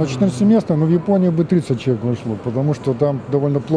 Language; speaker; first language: Russian; native; Russian